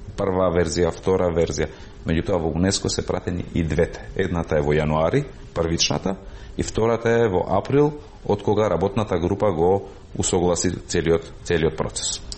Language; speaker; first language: Macedonian; native; Macedonian